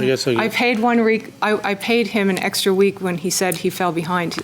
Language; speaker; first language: English; native; English